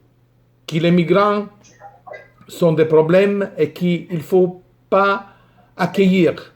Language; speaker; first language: French; non-native, fluent; Italian